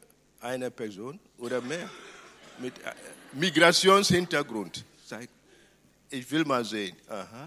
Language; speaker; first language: German; non-native, fluent; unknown